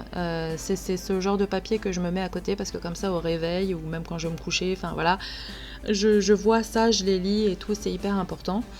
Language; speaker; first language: French; native; French